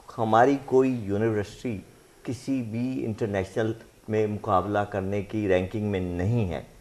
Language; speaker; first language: Urdu; non-native, local second language; Punjabi